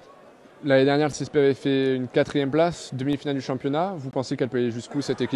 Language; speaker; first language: French; native; French